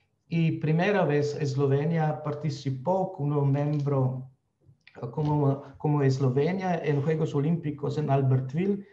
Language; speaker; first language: Spanish; non-native, fluent; Slovenian